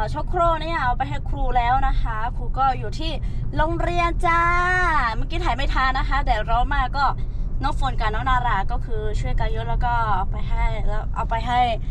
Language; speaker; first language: Thai; non-native, local second language; Lahu